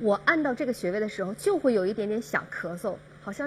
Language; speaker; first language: Chinese; native; Chinese